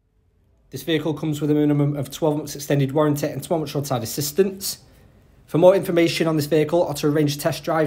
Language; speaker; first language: English; native; English